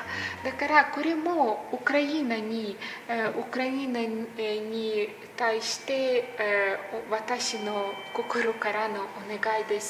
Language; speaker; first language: Japanese; non-native, learner; Ukrainian